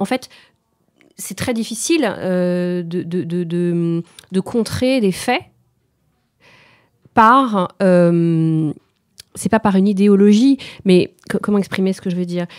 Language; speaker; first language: French; native; French